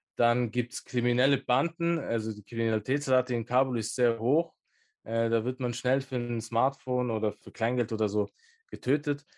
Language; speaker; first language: German; early bilingual, other home language; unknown